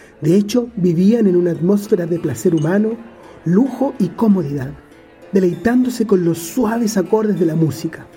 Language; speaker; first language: Spanish; native; Spanish